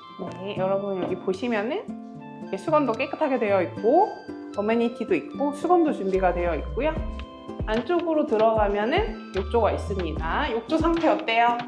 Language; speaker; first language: Korean; native; Korean